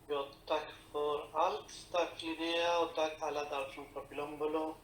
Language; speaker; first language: Swedish; non-native, fluent; Spanish